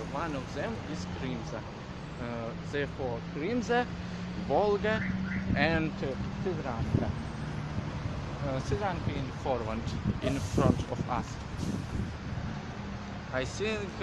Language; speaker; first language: English; non-native, learner; Russian